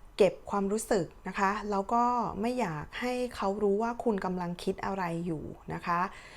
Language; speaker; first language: Thai; native; Thai